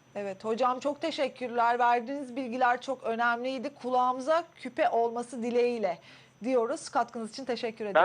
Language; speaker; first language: Turkish; native; Turkish